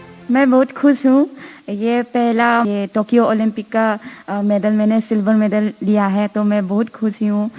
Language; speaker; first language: Hindi; non-native, local second language; Manipuri